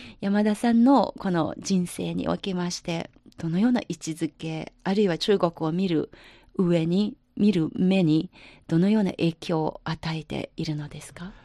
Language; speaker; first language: Japanese; non-native, fluent; Chinese